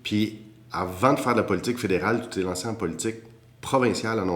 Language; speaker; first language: French; native; French